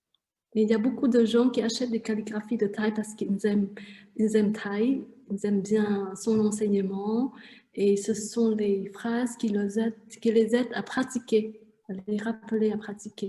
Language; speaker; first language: French; non-native, fluent; Vietnamese